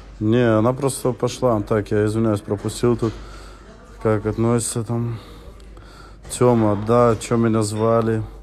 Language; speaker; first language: Russian; native; Russian